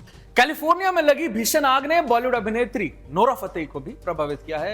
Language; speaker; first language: Hindi; native; Hindi